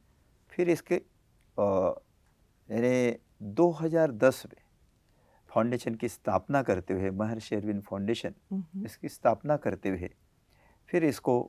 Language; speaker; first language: Hindi; native; Hindi